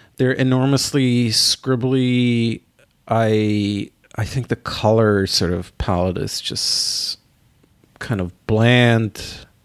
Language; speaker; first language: English; non-native, fluent; Hebrew